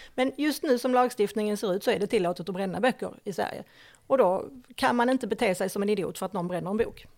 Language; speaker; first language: Swedish; native; Swedish